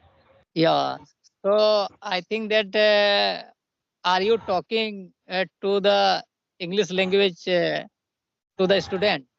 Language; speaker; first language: English; non-native, learner; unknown